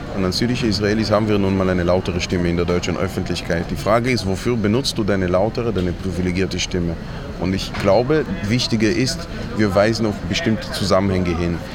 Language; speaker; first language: German; non-native, fluent; Hebrew